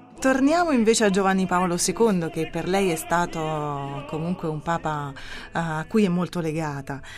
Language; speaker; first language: Italian; native; Italian